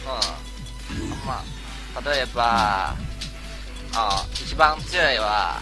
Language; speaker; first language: Japanese; non-native, learner; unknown